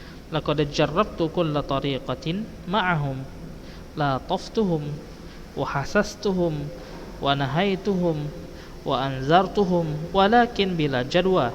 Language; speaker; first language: Arabic; non-native, fluent; Indonesian